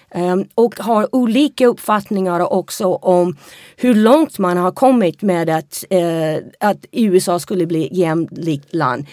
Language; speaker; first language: Swedish; non-native, fluent; English